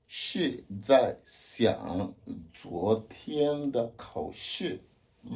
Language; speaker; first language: Chinese; non-native, learner; French